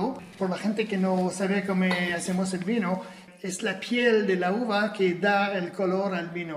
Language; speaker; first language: Spanish; non-native, fluent; French